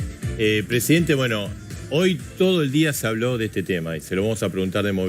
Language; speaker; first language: Spanish; native; Spanish